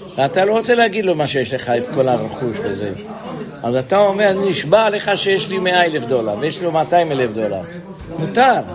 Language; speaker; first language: Hebrew; native; Hebrew